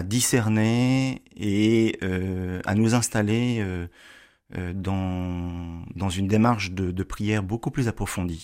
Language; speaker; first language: French; native; French